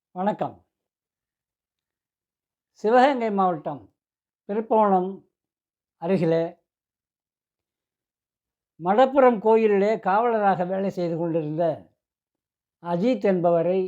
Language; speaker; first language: Tamil; native; Tamil